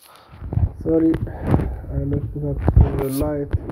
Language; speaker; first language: English; non-native, learner; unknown